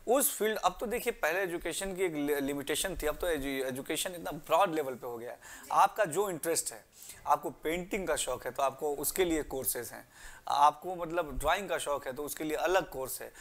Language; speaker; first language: Hindi; native; Hindi